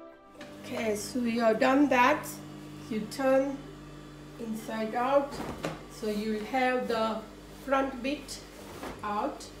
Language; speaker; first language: English; non-native, fluent; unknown